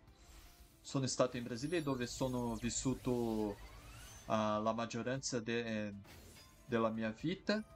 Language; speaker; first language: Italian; non-native, learner; Portuguese